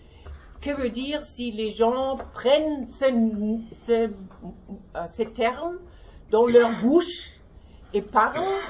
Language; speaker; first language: French; non-native, learner; German